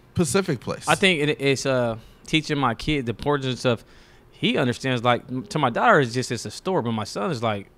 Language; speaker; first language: English; native; English